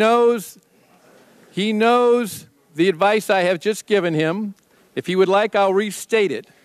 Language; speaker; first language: English; native; English